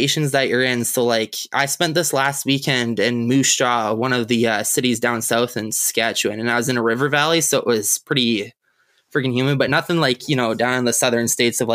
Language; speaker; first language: English; native; English